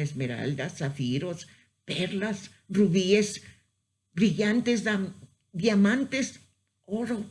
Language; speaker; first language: Spanish; native; Spanish